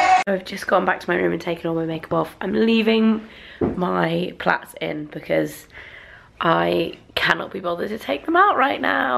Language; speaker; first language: English; native; English